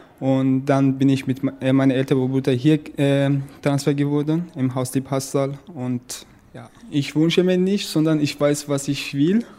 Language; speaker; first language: German; non-native, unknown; Persian